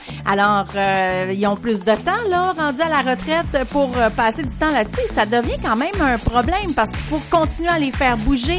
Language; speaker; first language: French; native; French